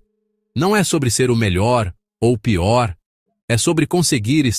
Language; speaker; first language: Portuguese; native; Portuguese